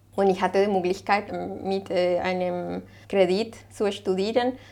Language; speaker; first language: German; non-native, fluent; Spanish